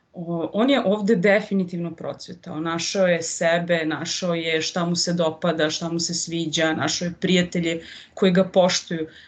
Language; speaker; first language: Serbian; native; Serbian